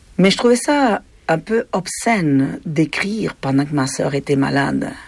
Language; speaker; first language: French; non-native, fluent; Spanish